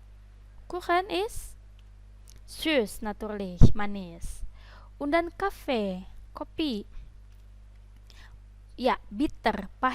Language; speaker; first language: German; non-native, fluent; Indonesian